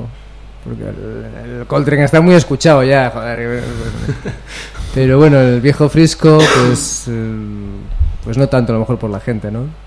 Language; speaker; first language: Spanish; native; Spanish